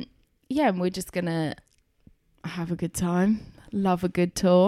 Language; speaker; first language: English; native; English